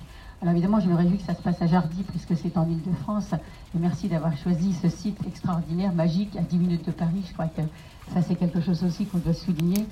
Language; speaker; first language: French; native; French